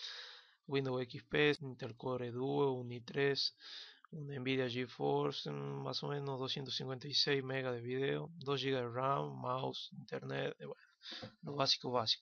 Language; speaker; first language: Spanish; native; Spanish